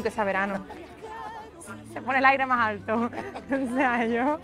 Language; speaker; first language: Spanish; native; Spanish